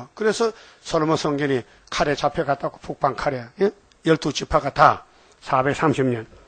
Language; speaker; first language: Korean; native; Korean